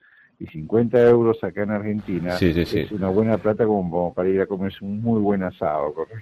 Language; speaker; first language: Spanish; native; Spanish